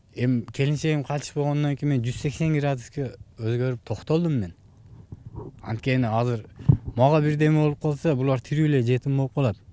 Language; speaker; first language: Kyrgyz; non-native, local second language; Uzbek